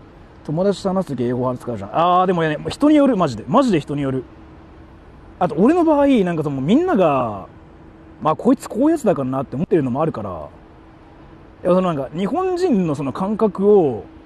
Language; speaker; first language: Japanese; native; Japanese